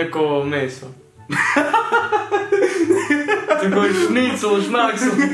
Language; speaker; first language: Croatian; early bilingual, heritage; Croatian